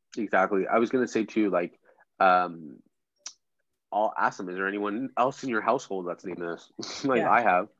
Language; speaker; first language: English; native; English